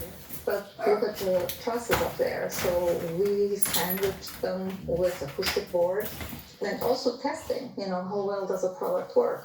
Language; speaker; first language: English; non-native, fluent; Italian